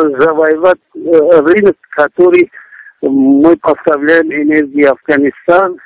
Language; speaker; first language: Russian; non-native, local second language; Tajik